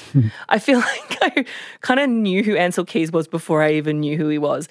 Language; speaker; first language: English; native; English